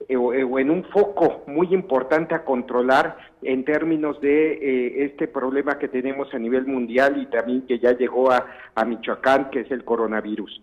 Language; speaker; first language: Spanish; native; Spanish